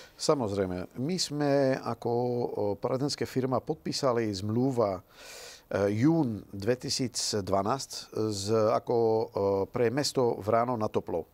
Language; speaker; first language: Slovak; non-native, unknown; Dutch